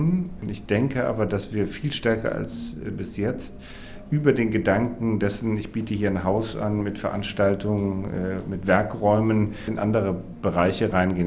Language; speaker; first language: German; native; German